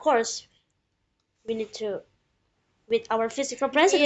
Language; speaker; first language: English; non-native, learner; Indonesian